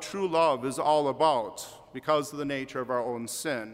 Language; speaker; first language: English; native; English